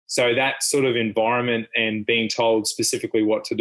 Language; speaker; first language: English; native; English